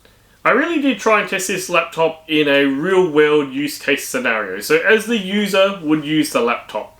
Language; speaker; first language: English; native; English